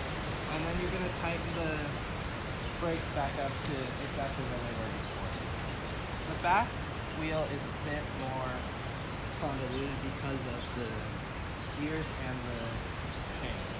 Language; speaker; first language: English; native; English